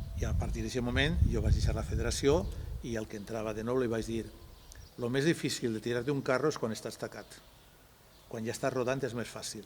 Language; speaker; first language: Catalan; non-native, local second language; Spanish